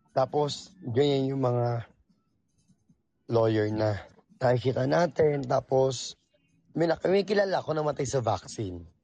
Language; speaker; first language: Filipino; native; Filipino